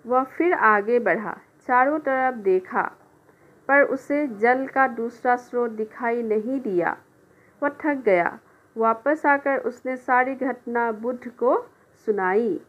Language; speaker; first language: Hindi; non-native, local second language; Assamese